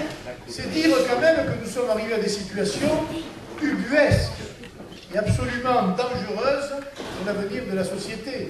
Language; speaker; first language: French; native; French